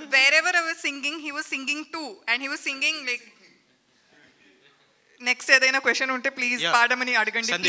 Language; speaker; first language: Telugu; non-native, learner; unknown